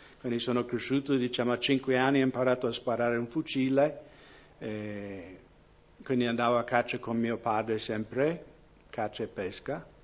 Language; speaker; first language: Italian; non-native, fluent; English